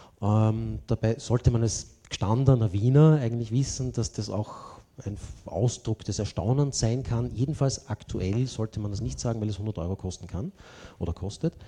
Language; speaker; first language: German; native; German